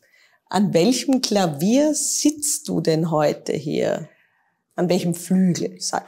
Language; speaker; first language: German; native; German